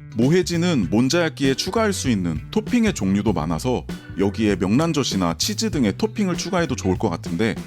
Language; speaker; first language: Korean; native; Korean